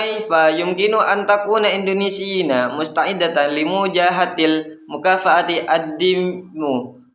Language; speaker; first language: Arabic; non-native, learner; Indonesian